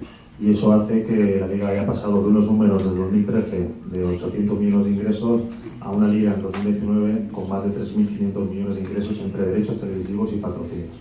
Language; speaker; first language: Spanish; native; Spanish